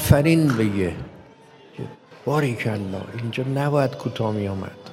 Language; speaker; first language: Persian; native; Persian